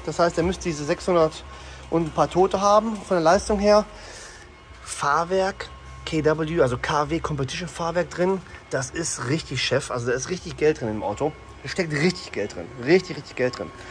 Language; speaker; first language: German; native; German